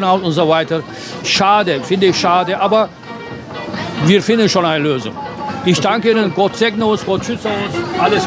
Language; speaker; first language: German; non-native, fluent; Turkish